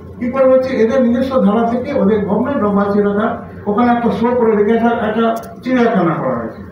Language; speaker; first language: Bangla; non-native, local second language; Santali